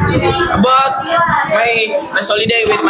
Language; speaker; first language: English; non-native, learner; Indonesian